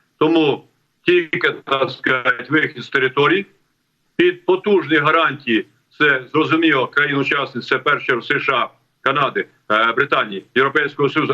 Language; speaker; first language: Ukrainian; native; Ukrainian